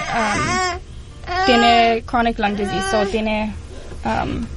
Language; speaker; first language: Spanish; early bilingual, heritage; Spanish